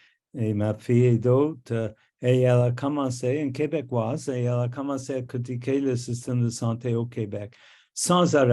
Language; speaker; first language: French; non-native, local second language; English